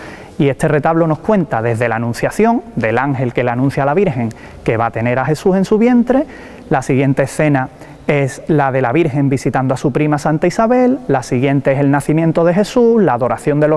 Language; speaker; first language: Spanish; native; Spanish